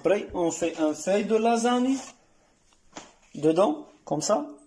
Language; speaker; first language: French; non-native, learner; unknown